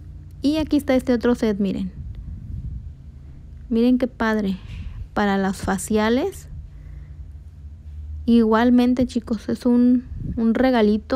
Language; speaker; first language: Spanish; native; Spanish